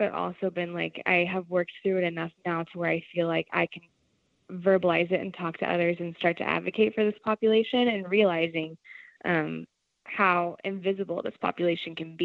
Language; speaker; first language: English; native; English